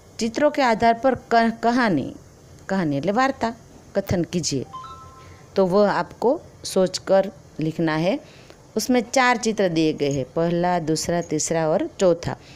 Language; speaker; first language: Hindi; non-native, local second language; Gujarati